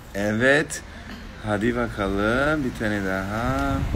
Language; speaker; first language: Turkish; non-native, learner; Portuguese